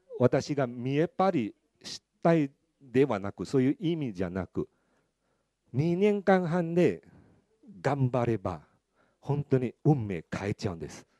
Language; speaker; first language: Japanese; non-native, fluent; Chinese